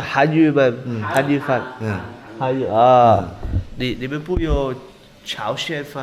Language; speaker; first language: Chinese; non-native, learner; English